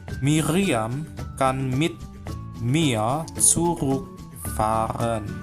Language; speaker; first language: German; non-native, fluent; Indonesian